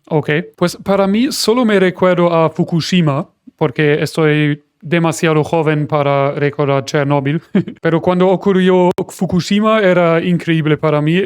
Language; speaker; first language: Spanish; non-native, fluent; German